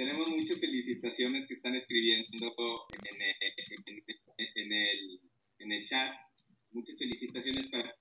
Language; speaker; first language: Spanish; native; Spanish